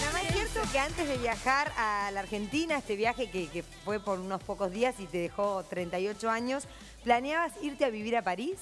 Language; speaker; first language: Spanish; native; Spanish